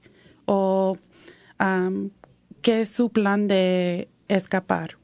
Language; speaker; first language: Spanish; early bilingual, heritage; Spanish